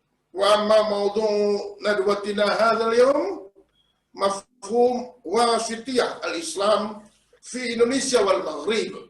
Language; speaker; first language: Arabic; non-native, fluent; Indonesian